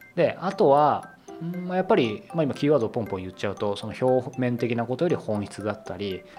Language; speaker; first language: Japanese; native; Japanese